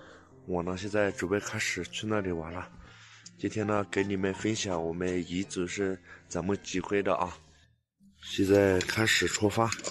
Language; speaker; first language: Chinese; non-native, local second language; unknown